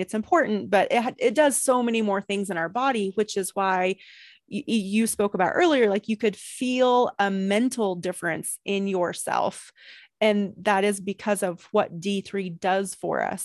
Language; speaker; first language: English; native; English